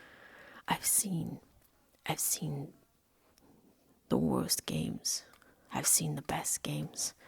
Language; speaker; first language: English; non-native, local second language; Welsh